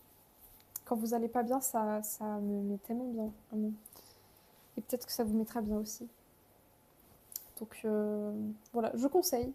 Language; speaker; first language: French; native; French